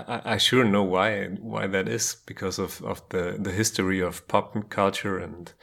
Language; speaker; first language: English; non-native, fluent; German